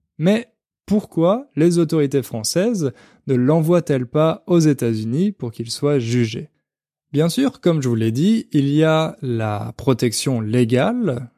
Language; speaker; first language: French; native; French